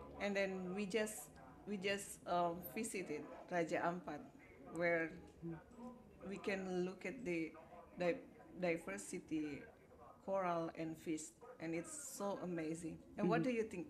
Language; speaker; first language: English; non-native, fluent; Indonesian